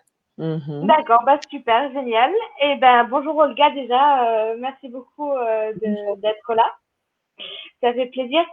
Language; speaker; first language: French; native; French